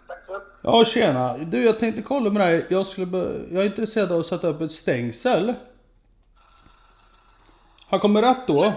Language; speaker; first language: Swedish; native; Swedish